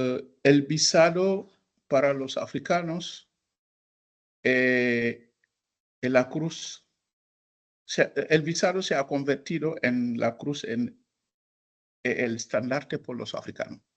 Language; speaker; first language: Spanish; non-native, fluent; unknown